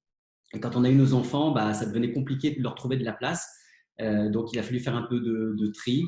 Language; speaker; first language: French; native; French